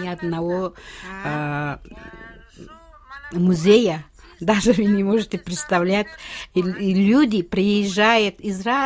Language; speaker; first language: Russian; non-native, local second language; Uzbek